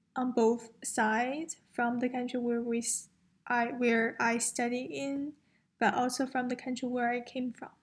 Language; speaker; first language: English; non-native, fluent; Chinese